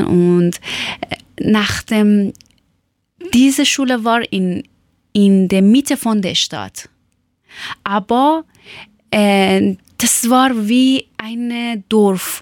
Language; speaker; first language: German; non-native, learner; Persian